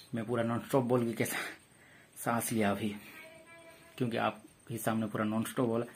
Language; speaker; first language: Hindi; non-native, local second language; Odia